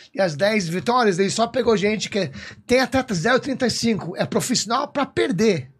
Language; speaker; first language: Portuguese; non-native, fluent; English